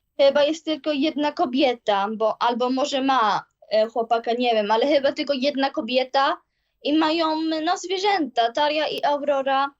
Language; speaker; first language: Polish; early bilingual, heritage; Polish